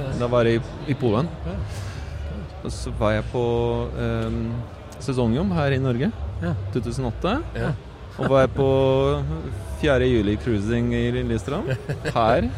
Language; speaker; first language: Norwegian; non-native, fluent; Polish